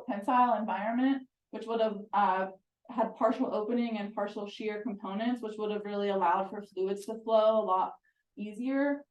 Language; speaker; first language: English; native; English